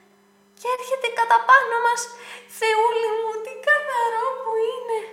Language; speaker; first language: Greek; native; Greek